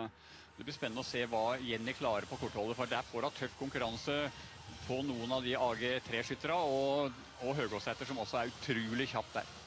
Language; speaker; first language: Norwegian; native; Norwegian